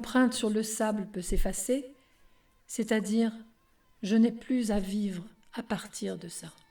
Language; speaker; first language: French; native; French